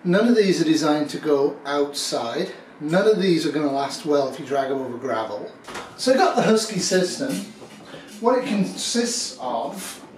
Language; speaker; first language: English; native; English